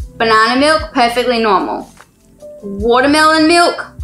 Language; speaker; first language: English; native; English